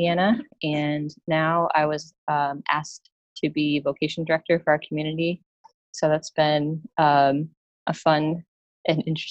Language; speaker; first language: English; native; English